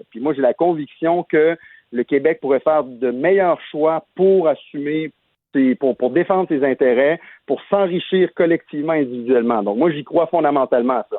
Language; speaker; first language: French; native; French